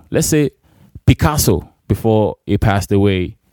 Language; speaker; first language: English; non-native, local second language; Igbo